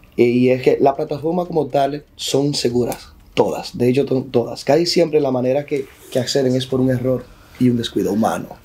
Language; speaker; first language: Spanish; native; Spanish